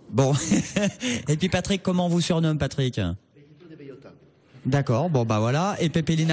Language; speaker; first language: French; native; French